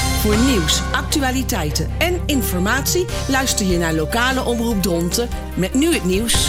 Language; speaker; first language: Dutch; native; Dutch